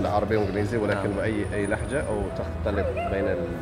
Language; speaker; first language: Arabic; non-native, fluent; English